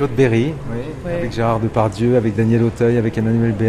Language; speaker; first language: French; native; French